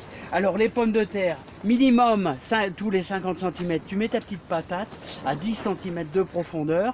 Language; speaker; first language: French; native; French